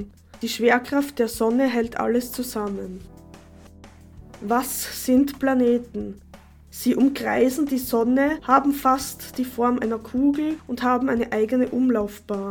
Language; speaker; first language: German; native; German